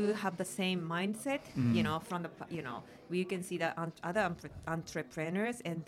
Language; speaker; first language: English; non-native, fluent; Japanese